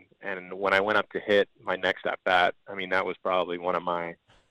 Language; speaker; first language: English; early bilingual, other home language; Spanish